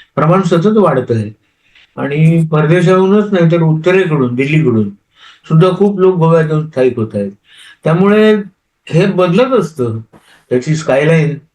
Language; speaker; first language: Marathi; non-native, local second language; Konkani